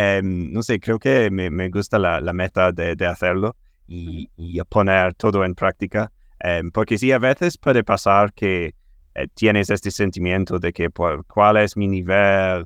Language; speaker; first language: Spanish; non-native, fluent; English